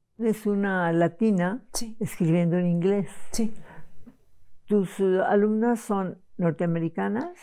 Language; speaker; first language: Spanish; native; Spanish